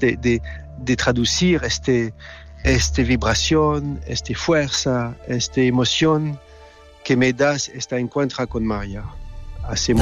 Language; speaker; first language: Spanish; non-native, learner; French